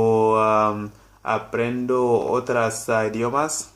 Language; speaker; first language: Spanish; non-native, learner; English